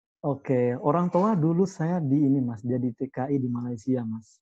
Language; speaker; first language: Indonesian; non-native, local second language; Madurese